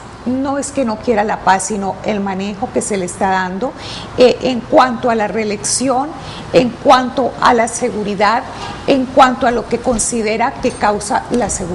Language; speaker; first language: Spanish; native; Spanish